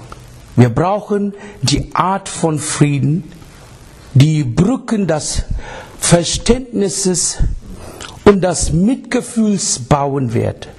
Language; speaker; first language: German; non-native, learner; English